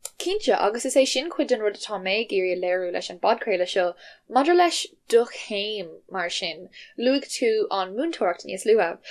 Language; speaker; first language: Irish; non-native, local second language; English